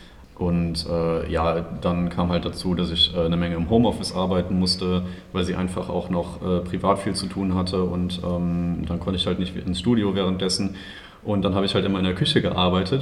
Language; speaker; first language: German; native; German